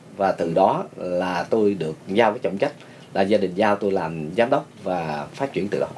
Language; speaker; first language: Vietnamese; native; Vietnamese